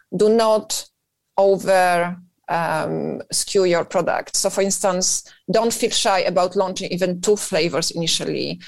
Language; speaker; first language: English; non-native, fluent; Polish